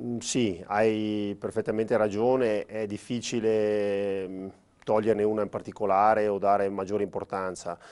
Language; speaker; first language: Italian; native; Italian